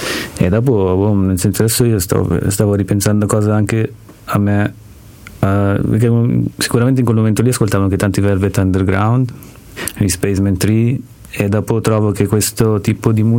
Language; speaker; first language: Italian; native; Italian